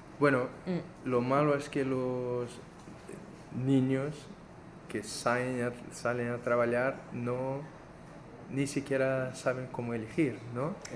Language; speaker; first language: Spanish; non-native, fluent; Portuguese